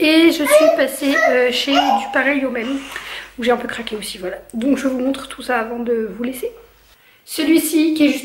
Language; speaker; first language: French; native; French